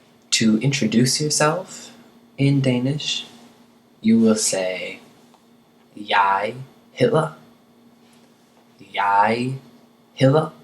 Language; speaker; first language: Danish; non-native, learner; English